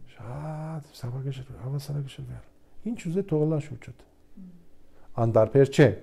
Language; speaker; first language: Armenian; early bilingual, heritage; Armenian